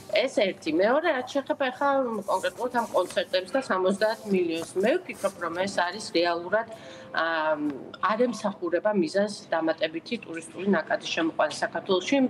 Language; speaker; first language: Georgian; native; Georgian